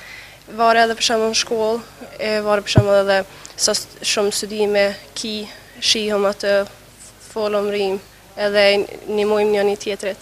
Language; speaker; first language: Albanian; early bilingual, heritage; Albanian